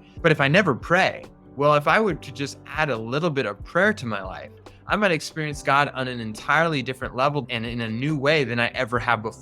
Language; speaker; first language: English; native; English